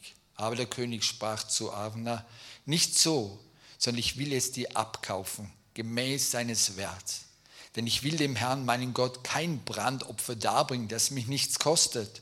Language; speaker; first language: German; native; German